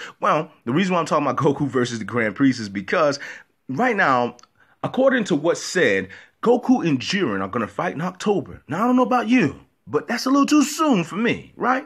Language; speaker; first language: English; native; English